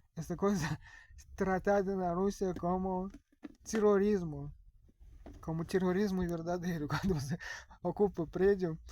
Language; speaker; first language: Portuguese; non-native, learner; Russian